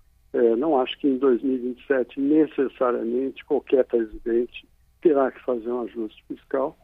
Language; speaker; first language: Portuguese; native; Portuguese